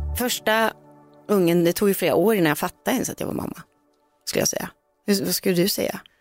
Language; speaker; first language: Swedish; native; Swedish